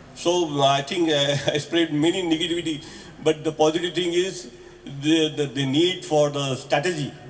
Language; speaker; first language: English; non-native, local second language; Marathi